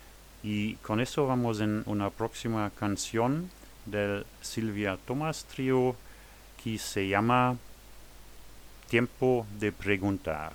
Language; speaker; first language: Spanish; non-native, fluent; German